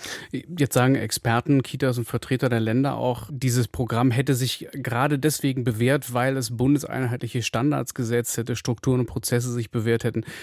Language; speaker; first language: German; native; German